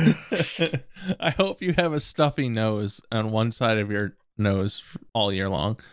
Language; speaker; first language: English; native; English